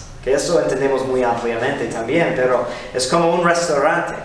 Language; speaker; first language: Spanish; non-native, fluent; English